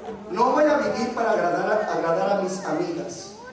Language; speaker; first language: Spanish; early bilingual, heritage; Spanish